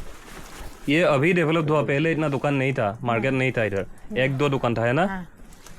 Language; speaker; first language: Hindi; non-native, local second language; Assamese